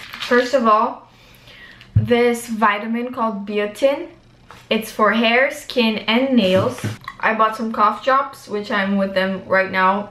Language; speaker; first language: English; non-native, fluent; Portuguese